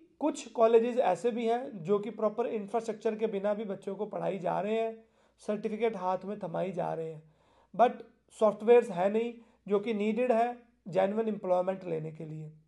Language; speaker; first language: Hindi; non-native, local second language; Punjabi